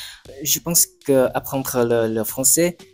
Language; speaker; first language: French; non-native, fluent; Vietnamese